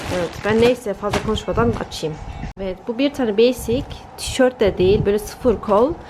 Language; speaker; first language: Turkish; early bilingual, heritage; Turkish